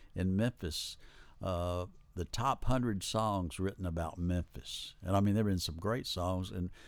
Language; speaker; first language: English; native; English